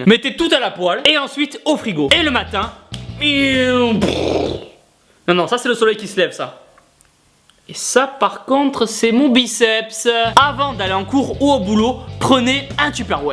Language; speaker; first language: French; native; French